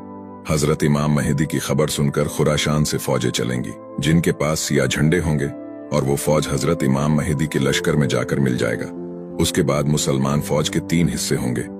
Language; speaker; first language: Hindi; native; Hindi